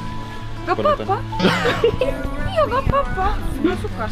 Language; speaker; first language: Indonesian; non-native, learner; Turkish